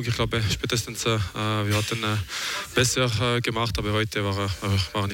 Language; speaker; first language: German; non-native, local second language; French